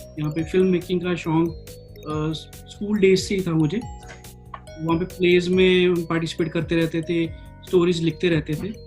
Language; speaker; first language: Hindi; non-native, local second language; Punjabi